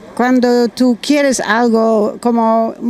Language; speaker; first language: Spanish; non-native, learner; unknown